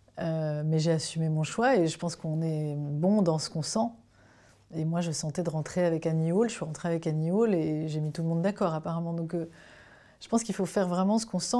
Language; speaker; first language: French; native; French